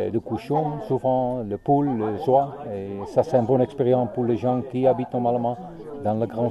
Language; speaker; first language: French; non-native, learner; Dutch